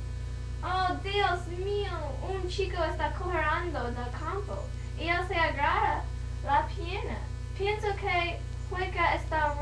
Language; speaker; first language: Spanish; non-native, learner; English